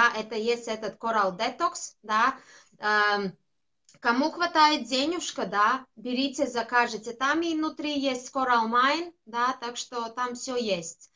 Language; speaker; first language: Russian; non-native, local second language; Latvian